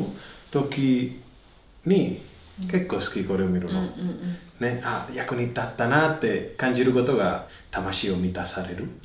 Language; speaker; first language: Japanese; non-native, fluent; Spanish